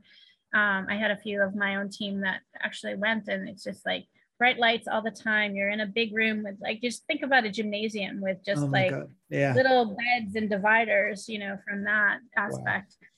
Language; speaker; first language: English; native; English